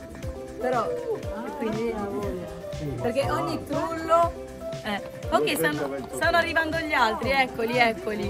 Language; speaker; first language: Italian; native; Italian